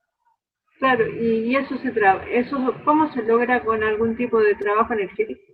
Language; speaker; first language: Spanish; native; Spanish